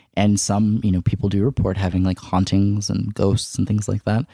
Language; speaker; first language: English; native; English